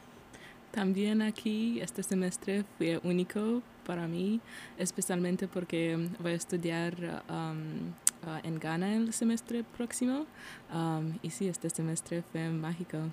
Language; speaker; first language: Spanish; non-native, learner; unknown